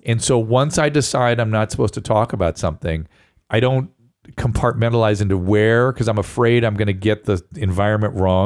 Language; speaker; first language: English; native; English